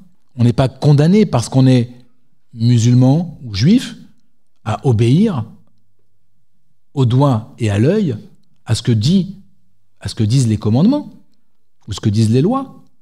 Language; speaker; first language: French; native; French